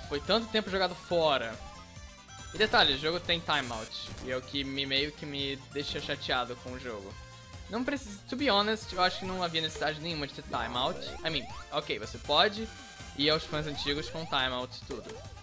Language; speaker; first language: Portuguese; native; Portuguese